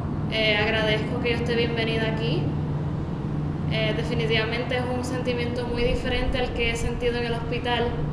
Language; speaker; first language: Spanish; native; Spanish